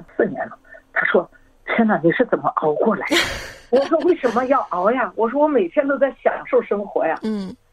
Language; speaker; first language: Chinese; native; Chinese